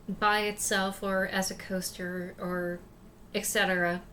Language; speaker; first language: English; native; English